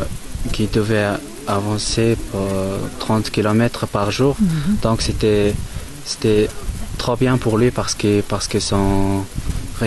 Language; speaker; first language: French; non-native, learner; Mongolian